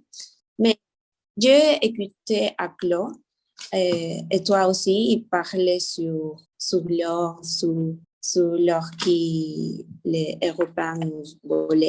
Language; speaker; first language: French; non-native, learner; Spanish